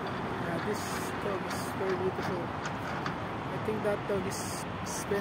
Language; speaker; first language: English; non-native, learner; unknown